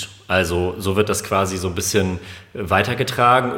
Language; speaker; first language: German; early bilingual, other home language; Armenian